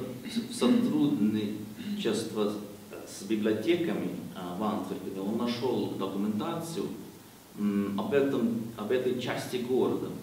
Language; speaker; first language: Russian; non-native, fluent; Swedish